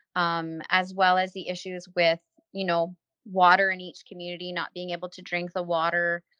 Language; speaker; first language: English; native; English